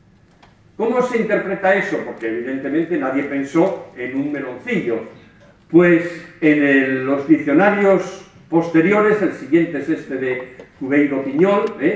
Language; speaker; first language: Spanish; native; Spanish